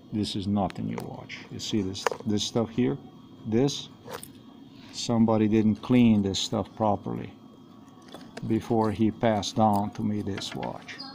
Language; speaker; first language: English; non-native, fluent; Slovenian